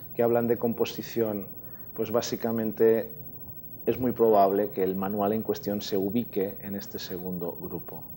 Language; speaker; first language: Spanish; native; Spanish